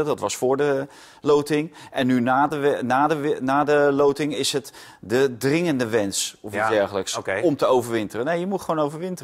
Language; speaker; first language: Dutch; native; Dutch